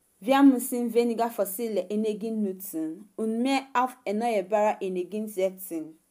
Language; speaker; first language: German; non-native, fluent; Igbo